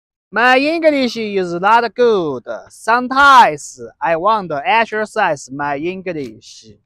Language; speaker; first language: English; non-native, learner; Chinese